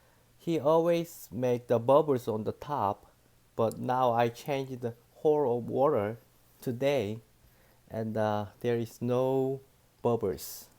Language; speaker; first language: English; non-native, learner; Korean